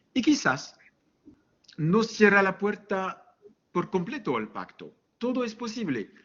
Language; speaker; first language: Spanish; non-native, fluent; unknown